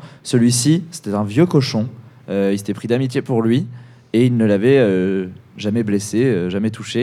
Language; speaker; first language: French; native; French